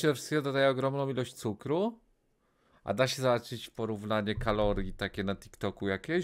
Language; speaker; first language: Polish; native; Polish